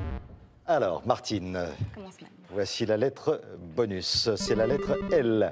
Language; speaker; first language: French; native; French